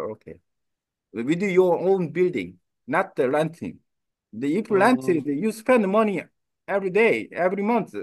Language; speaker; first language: English; non-native, learner; Korean